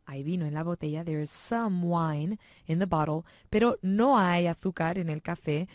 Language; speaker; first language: Spanish; native; Spanish